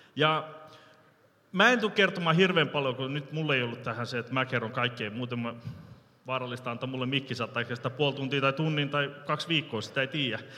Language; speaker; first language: Finnish; early bilingual, heritage; Finnish